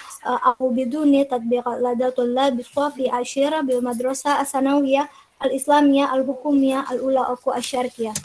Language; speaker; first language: Arabic; non-native, learner; Indonesian